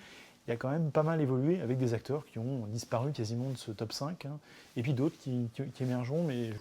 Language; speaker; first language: French; native; French